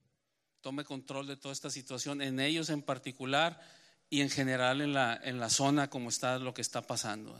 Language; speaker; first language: Spanish; native; Spanish